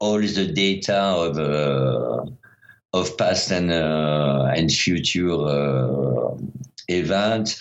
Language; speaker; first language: English; non-native, fluent; French